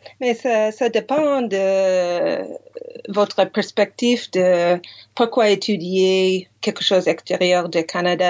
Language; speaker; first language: French; non-native, fluent; English